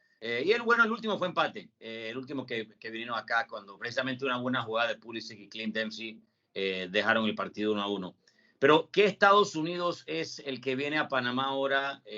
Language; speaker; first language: Spanish; native; Spanish